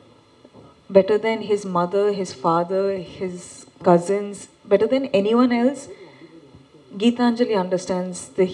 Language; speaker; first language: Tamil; non-native, learner; Kannada